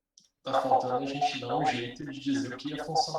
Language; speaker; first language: Portuguese; native; Portuguese